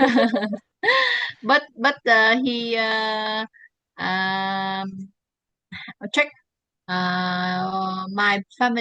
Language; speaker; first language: English; non-native, learner; Vietnamese